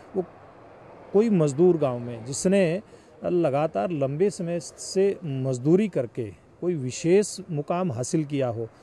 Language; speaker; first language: Hindi; native; Hindi